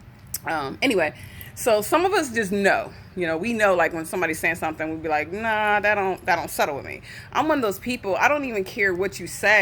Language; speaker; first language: English; native; English